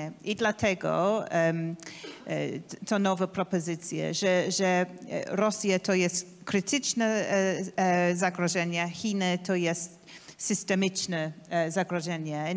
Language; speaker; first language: Polish; non-native, learner; English